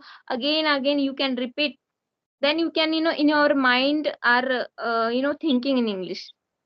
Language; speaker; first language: English; non-native, learner; Hindi